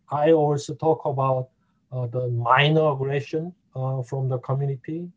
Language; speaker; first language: English; non-native, fluent; Korean